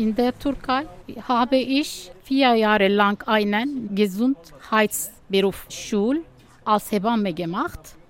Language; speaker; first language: German; non-native, learner; Turkish